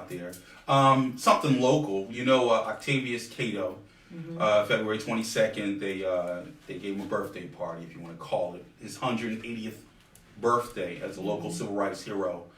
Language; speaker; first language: English; native; English